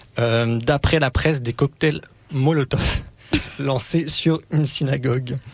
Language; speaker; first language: French; native; French